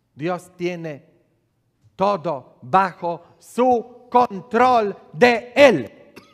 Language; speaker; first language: Spanish; non-native, fluent; Polish